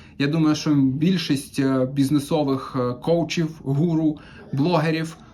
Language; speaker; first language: Ukrainian; non-native, local second language; Russian